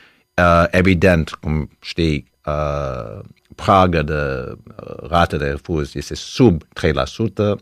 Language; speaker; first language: Romanian; early bilingual, heritage; Romanian